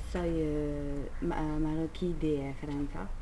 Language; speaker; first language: Spanish; non-native, learner; French